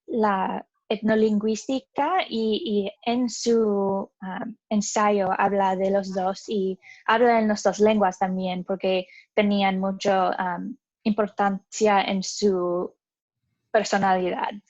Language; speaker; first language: Spanish; non-native, learner; English